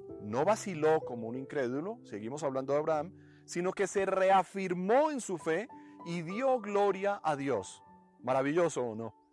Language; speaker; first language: Spanish; native; Spanish